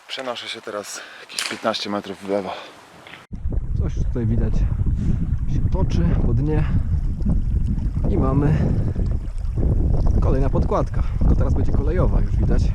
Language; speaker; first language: Polish; native; Polish